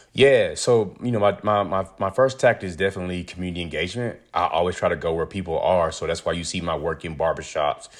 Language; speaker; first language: English; native; English